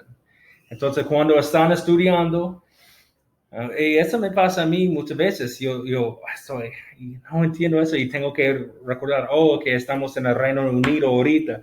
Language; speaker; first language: Spanish; non-native, fluent; English